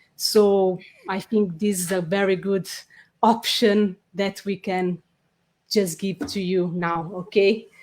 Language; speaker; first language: English; non-native, fluent; Portuguese